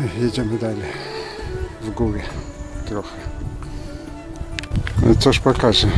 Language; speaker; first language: Polish; non-native, fluent; Turkish